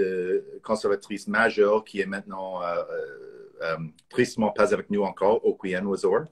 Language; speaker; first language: French; non-native, fluent; English